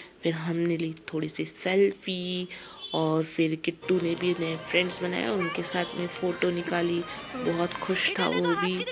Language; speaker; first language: Hindi; native; Hindi